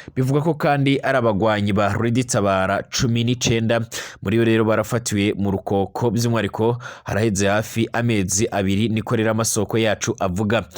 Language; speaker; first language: Rundi; native; Rundi